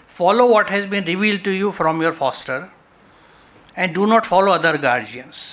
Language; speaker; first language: English; non-native, local second language; Urdu